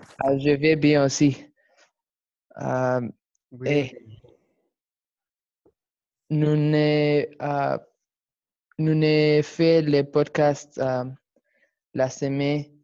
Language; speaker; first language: French; non-native, learner; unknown